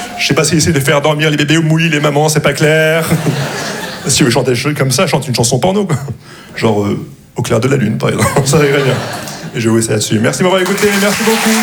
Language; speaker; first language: French; early bilingual, other home language; Arabic